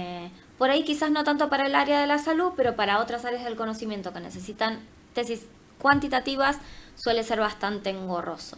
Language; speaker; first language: Spanish; native; Spanish